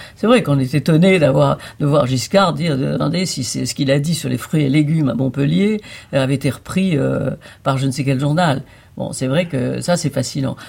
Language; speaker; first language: French; native; French